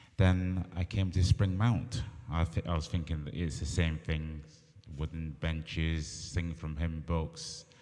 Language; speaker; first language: English; native; English